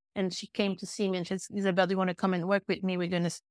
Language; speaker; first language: English; native; English